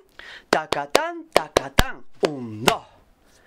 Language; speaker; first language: Japanese; non-native, fluent; Spanish